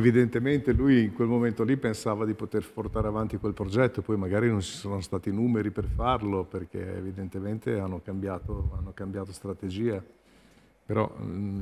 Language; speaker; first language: Italian; native; Italian